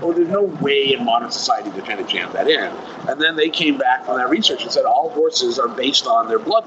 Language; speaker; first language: English; native; English